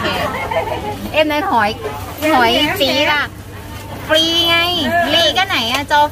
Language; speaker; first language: Vietnamese; early bilingual, heritage; Vietnamese